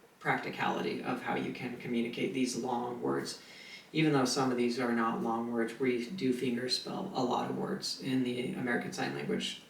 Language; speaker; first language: English; native; English